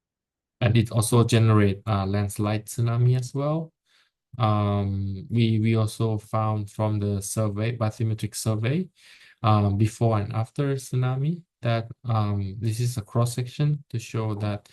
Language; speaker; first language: English; non-native, fluent; Thai